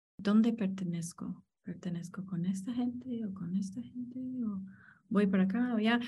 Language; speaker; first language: Spanish; non-native, fluent; English